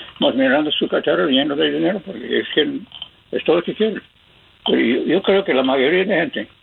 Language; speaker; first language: Spanish; non-native, learner; English